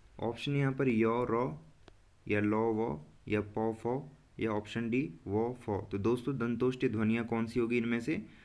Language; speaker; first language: Hindi; native; Hindi